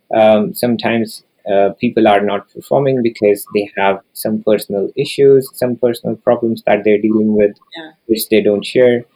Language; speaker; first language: English; non-native, local second language; Hindi